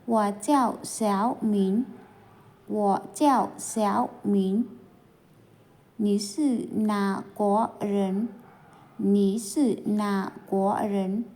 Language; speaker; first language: Chinese; non-native, fluent; Khmer